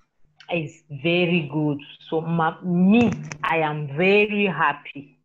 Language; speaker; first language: English; non-native, learner; French